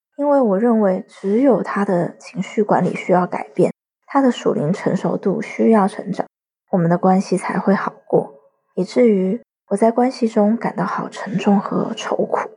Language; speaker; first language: Chinese; native; Chinese